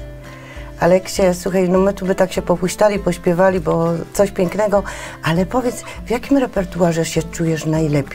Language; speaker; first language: Polish; native; Polish